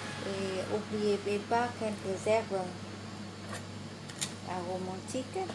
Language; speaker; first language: French; non-native, fluent; Vietnamese